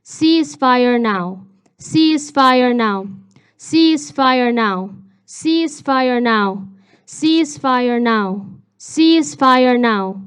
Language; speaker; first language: English; early bilingual, other home language; Arabic